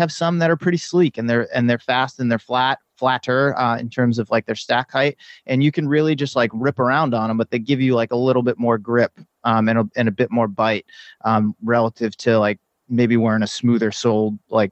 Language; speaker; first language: English; native; English